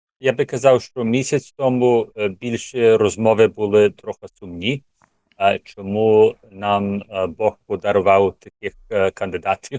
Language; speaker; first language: Ukrainian; early bilingual, heritage; English